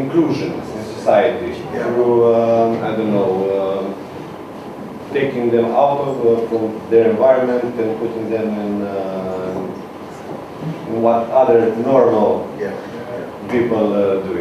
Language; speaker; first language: English; non-native, learner; Romanian